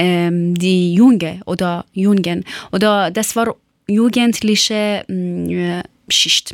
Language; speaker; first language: German; non-native, learner; Persian